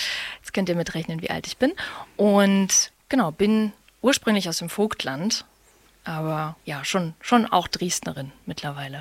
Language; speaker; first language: German; native; German